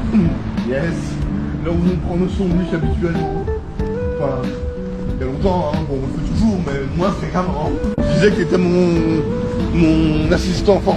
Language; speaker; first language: French; native; French